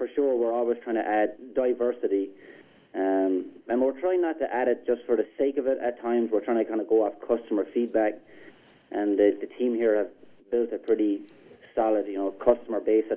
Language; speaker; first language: English; native; English